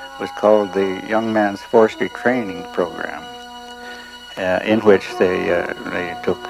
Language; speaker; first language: English; native; English